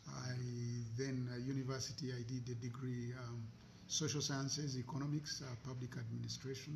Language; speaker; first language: English; non-native, local second language; Ganda